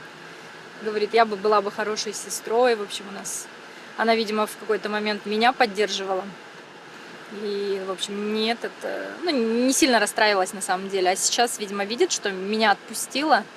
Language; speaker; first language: Russian; native; Russian